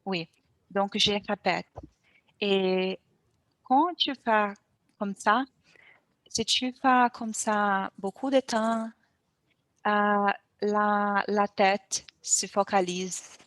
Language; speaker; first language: French; non-native, learner; Portuguese